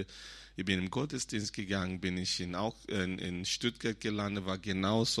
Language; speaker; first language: German; non-native, fluent; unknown